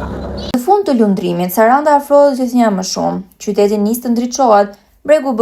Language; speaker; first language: Albanian; native; Albanian